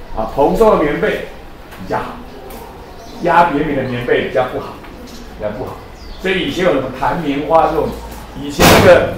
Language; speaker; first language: Chinese; native; Chinese